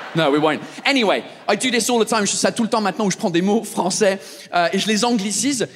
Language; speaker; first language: French; non-native, fluent; English